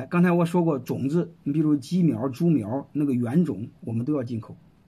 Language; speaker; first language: Chinese; native; Chinese